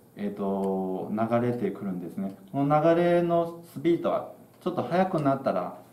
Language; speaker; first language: Japanese; non-native, fluent; Chinese